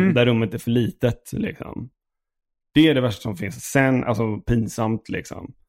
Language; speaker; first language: Swedish; early bilingual, heritage; Swedish